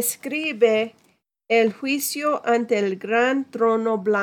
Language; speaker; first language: Spanish; non-native, fluent; English